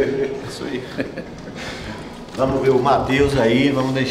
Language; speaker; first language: Portuguese; native; Portuguese